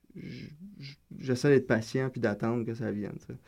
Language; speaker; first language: French; native; French